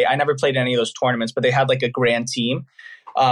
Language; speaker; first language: English; native; English